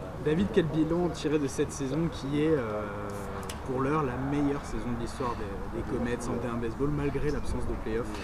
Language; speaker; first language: French; native; French